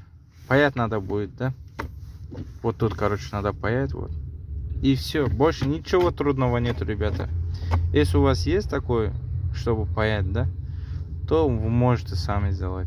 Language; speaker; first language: Russian; non-native, local second language; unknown